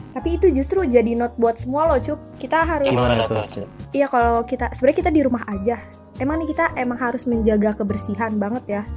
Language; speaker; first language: Indonesian; native; Indonesian